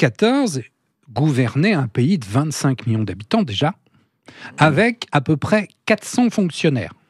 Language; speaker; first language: French; native; French